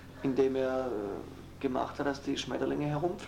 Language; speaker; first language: German; native; German